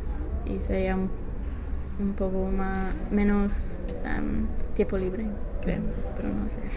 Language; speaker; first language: Spanish; non-native, fluent; English